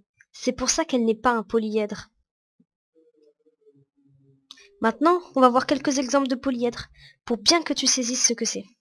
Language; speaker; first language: French; native; French